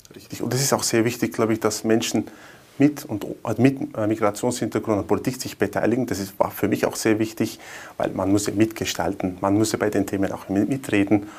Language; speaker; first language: German; native; German